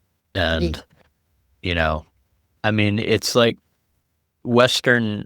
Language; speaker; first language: English; native; English